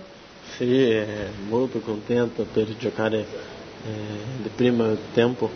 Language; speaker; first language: Italian; non-native, learner; Portuguese